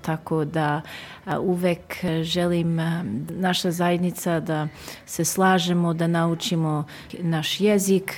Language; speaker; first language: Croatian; early bilingual, heritage; Serbian